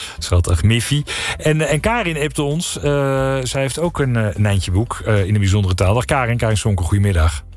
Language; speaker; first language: Dutch; native; Dutch